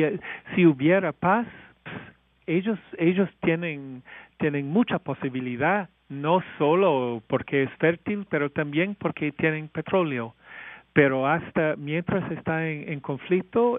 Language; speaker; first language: Spanish; non-native, fluent; English